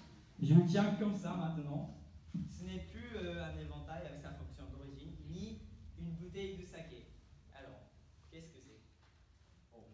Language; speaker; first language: French; non-native, fluent; Japanese